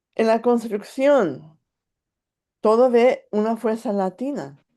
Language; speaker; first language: Spanish; early bilingual, heritage; English